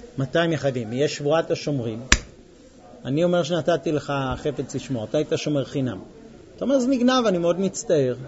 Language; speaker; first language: Hebrew; non-native, fluent; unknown